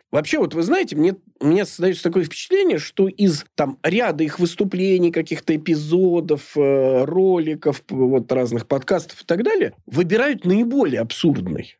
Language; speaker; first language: Russian; native; Russian